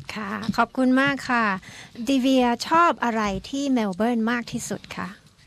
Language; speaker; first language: Thai; native; Thai